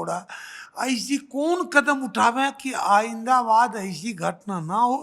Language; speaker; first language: Hindi; native; Hindi